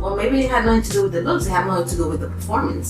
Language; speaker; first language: English; native; English